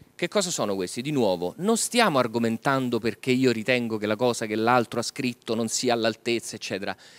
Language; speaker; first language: Italian; native; Italian